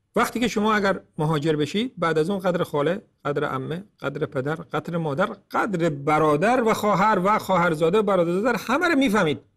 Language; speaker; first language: Persian; native; Persian